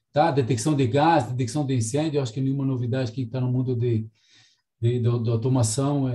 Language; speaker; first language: Portuguese; non-native, fluent; Hebrew